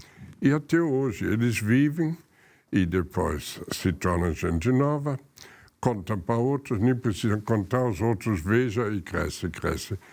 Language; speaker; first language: Portuguese; non-native, fluent; German